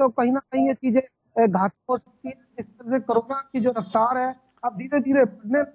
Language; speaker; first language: Hindi; native; Hindi